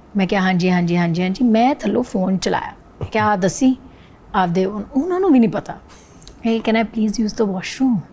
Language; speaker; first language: Punjabi; non-native, local second language; Hindi